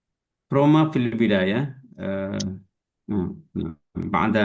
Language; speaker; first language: Arabic; non-native, fluent; Indonesian